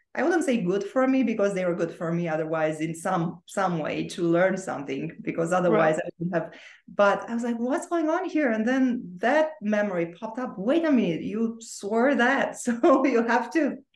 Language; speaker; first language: English; non-native, fluent; Romanian